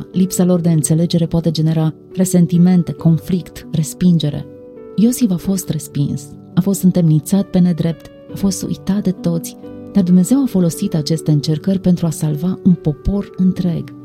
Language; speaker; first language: Romanian; native; Romanian